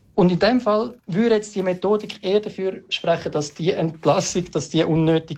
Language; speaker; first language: German; native; German